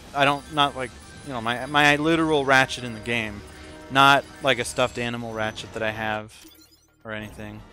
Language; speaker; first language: English; native; English